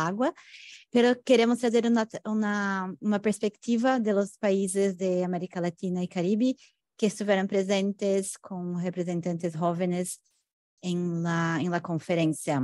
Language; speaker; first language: Spanish; non-native, fluent; Portuguese